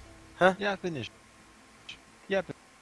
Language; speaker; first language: German; native; German